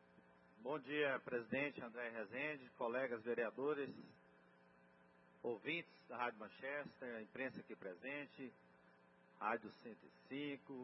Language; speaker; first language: Portuguese; native; Portuguese